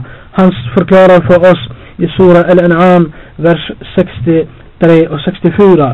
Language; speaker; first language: Swedish; non-native, fluent; Albanian